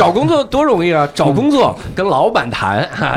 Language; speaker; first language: Chinese; native; Chinese